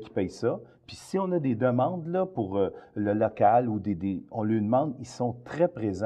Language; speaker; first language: French; native; French